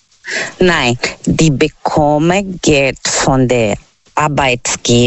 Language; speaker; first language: German; non-native, learner; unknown